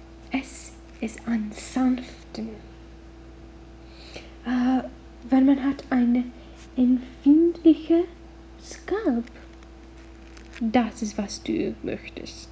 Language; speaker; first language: German; non-native, learner; English